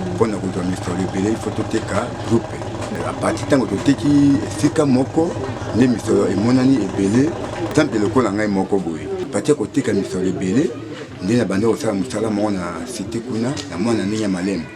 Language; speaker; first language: Lingala; native; Lingala